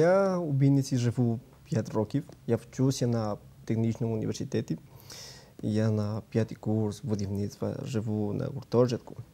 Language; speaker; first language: Ukrainian; non-native, learner; Spanish